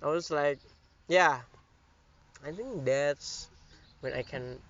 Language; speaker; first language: English; non-native, learner; Indonesian